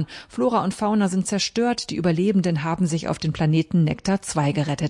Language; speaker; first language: German; native; German